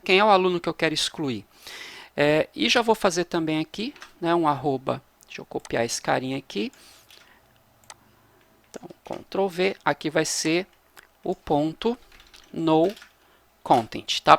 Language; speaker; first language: Portuguese; native; Portuguese